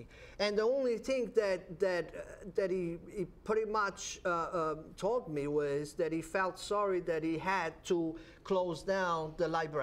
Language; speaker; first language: English; non-native, fluent; Portuguese